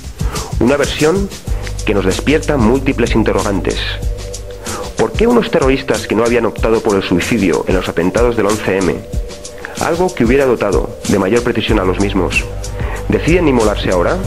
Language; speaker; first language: Spanish; native; Spanish